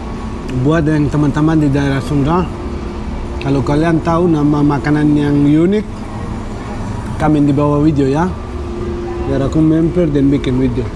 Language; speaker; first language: Indonesian; non-native, fluent; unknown